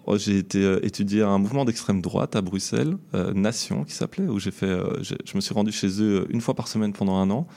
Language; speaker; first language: French; native; French